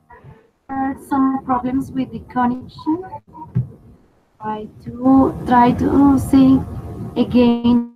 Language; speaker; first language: English; non-native, fluent; Spanish